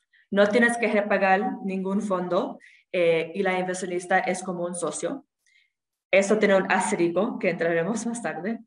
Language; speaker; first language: Spanish; non-native, fluent; English